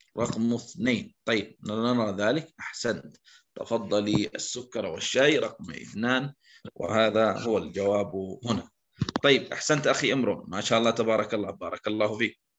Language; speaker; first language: Arabic; native; Arabic